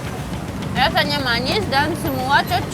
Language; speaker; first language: Indonesian; non-native, fluent; Russian